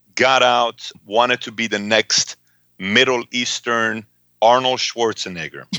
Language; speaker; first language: English; early bilingual, other home language; Persian